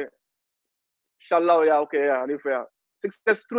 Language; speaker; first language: Indonesian; non-native, learner; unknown